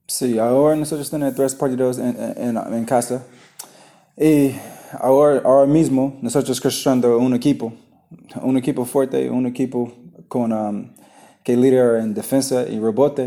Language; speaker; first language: Spanish; non-native, learner; English